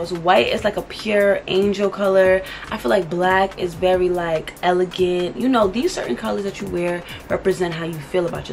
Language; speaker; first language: English; native; English